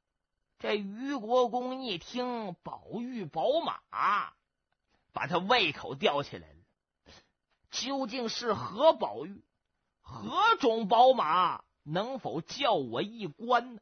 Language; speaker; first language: Chinese; native; Chinese